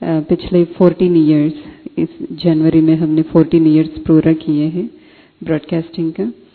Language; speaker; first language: Hindi; non-native, fluent; Telugu